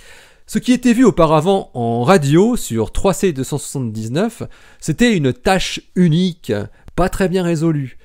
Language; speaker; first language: French; native; French